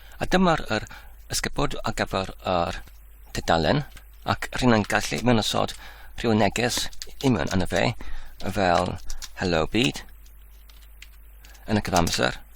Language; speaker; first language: Welsh; non-native, learner; Dutch